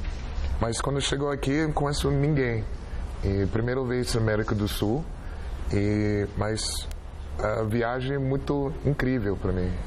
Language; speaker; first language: Portuguese; non-native, learner; English